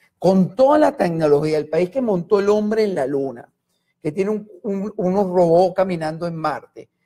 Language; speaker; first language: Spanish; native; Spanish